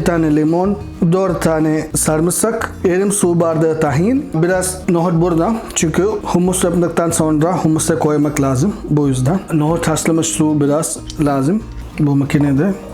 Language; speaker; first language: Turkish; non-native, learner; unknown